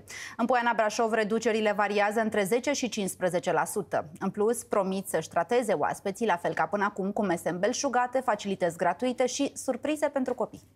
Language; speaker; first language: Romanian; native; Romanian